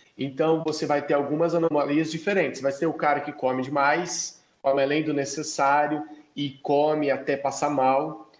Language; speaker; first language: Portuguese; native; Portuguese